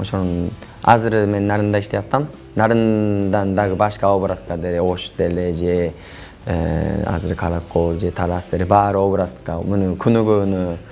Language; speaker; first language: Kyrgyz; non-native, learner; Japanese